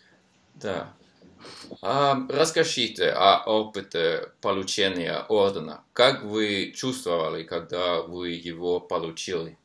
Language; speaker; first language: Russian; non-native, learner; Norwegian